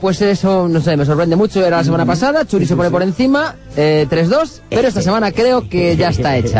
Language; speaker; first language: Spanish; native; Spanish